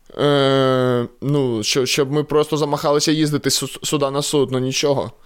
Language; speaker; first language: Ukrainian; non-native, local second language; Russian